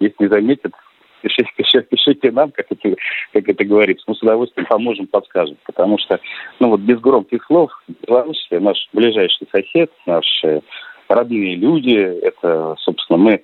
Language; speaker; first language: Russian; native; Russian